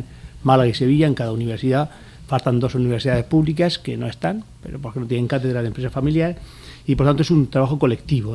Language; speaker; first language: Spanish; native; Spanish